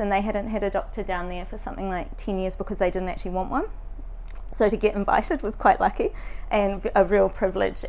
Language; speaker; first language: English; native; English